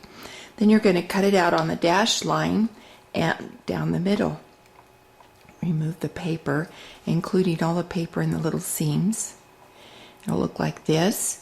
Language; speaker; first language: English; native; English